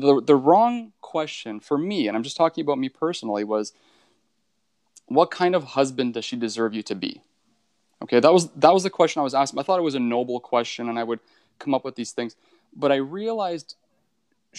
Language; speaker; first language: English; native; English